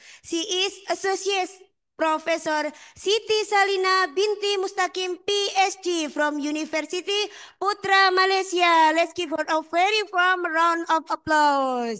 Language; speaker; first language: English; non-native, fluent; Indonesian